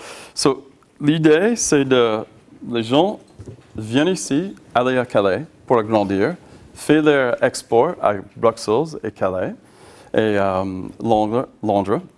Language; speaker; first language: French; non-native, learner; English